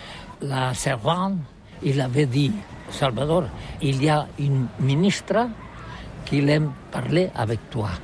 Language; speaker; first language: French; non-native, learner; Catalan